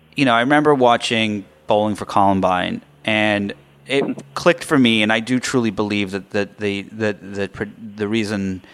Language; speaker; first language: English; native; English